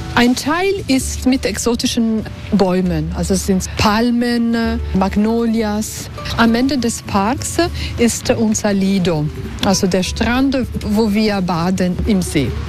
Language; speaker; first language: German; non-native, local second language; Italian